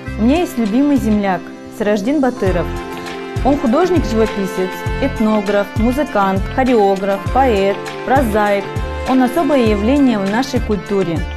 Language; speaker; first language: Russian; non-native, local second language; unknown